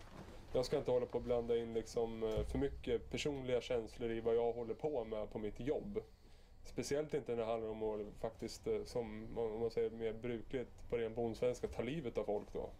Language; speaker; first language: Swedish; native; Swedish